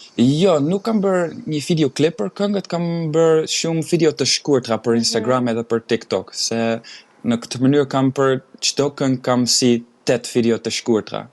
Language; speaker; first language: Albanian; non-native, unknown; Dutch